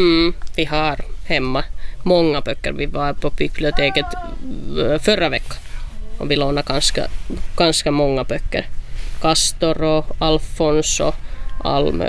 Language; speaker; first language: Swedish; non-native, local second language; Finnish